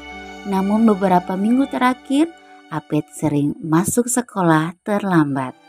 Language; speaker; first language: Indonesian; native; Indonesian